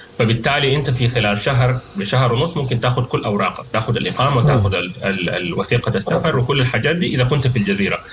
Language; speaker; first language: Arabic; native; Arabic